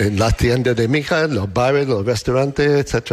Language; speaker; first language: Spanish; non-native, learner; English